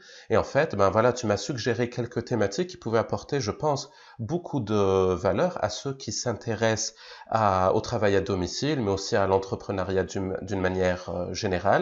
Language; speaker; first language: French; native; French